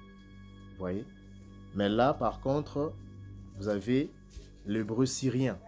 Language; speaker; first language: French; non-native, local second language; Kongo